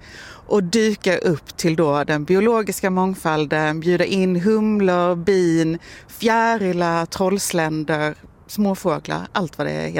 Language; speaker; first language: Swedish; native; Swedish